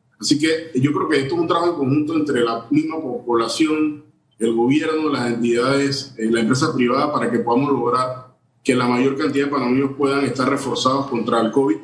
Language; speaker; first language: Spanish; native; Spanish